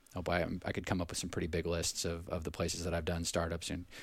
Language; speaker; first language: English; native; English